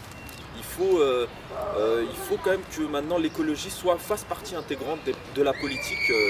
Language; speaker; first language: French; native; French